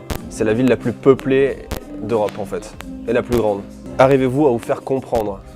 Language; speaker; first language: French; native; French